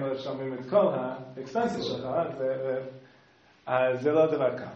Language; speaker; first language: Hebrew; non-native, fluent; English